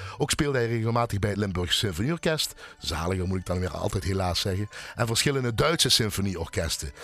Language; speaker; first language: Dutch; native; Dutch